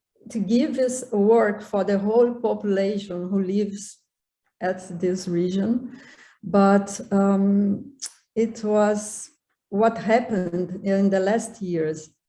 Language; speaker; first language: English; non-native, learner; Portuguese